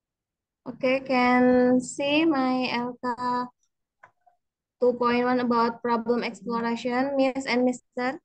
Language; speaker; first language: English; non-native, learner; Indonesian